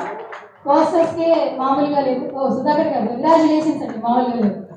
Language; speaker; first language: Telugu; native; Telugu